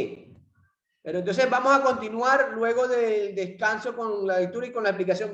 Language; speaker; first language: Spanish; native; Spanish